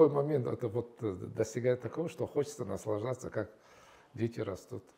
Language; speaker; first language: Russian; non-native, local second language; Uzbek